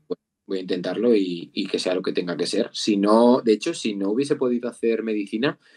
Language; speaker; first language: Spanish; native; Spanish